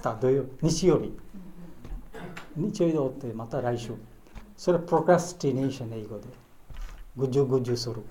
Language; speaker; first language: Japanese; non-native, learner; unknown